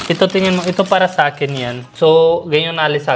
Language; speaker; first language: Filipino; non-native, learner; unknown